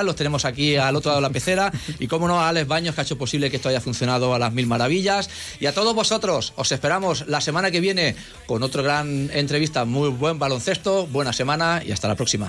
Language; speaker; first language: Spanish; native; Spanish